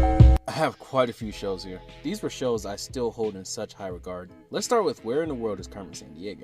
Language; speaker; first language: English; native; English